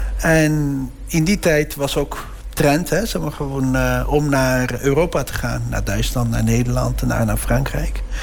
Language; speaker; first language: Dutch; early bilingual, other home language; Turkish